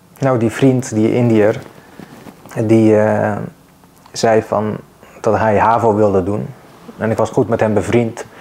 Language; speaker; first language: Dutch; early bilingual, other home language; Bosnian